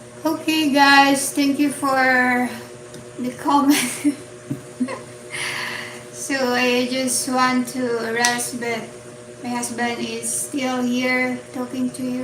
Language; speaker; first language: English; non-native, local second language; Filipino